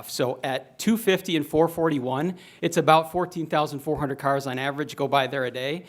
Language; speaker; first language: English; native; English